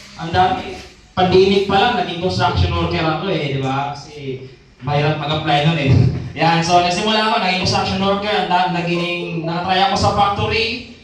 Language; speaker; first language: Filipino; non-native, local second language; Masbatenyo